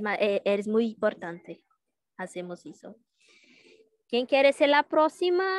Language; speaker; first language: Spanish; non-native, learner; Portuguese